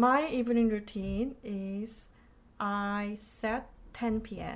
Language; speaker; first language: English; non-native, fluent; Korean